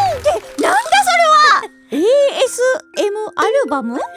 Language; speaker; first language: Japanese; native; Japanese